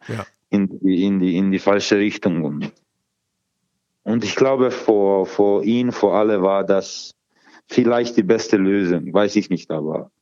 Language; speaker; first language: German; non-native, learner; Croatian